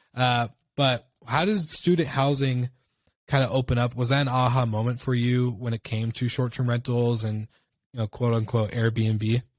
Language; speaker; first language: English; native; English